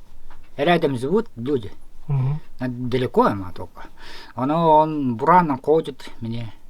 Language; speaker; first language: Russian; non-native, local second language; Yakut